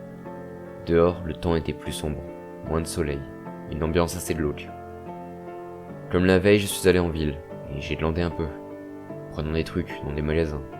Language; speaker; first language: French; native; French